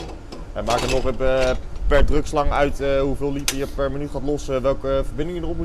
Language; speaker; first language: Dutch; native; Dutch